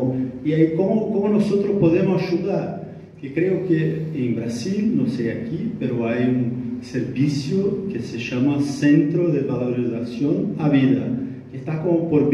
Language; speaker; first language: Spanish; non-native, learner; Portuguese